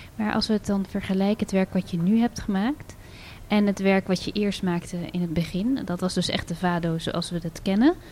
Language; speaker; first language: Dutch; native; Dutch